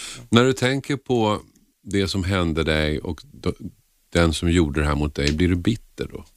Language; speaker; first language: Swedish; native; Swedish